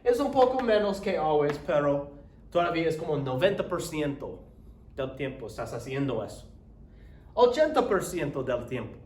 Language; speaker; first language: Spanish; non-native, learner; English